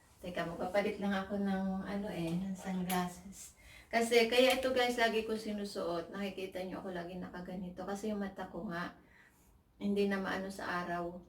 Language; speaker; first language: Filipino; native; Filipino